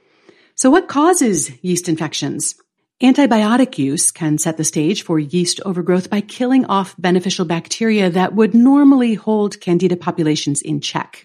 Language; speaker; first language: English; native; English